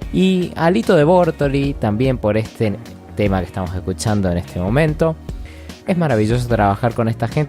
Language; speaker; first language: Spanish; native; Spanish